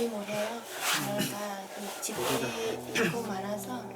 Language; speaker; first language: Korean; non-native, learner; Vietnamese